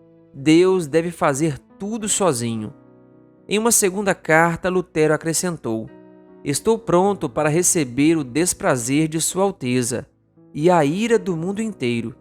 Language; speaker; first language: Portuguese; native; Portuguese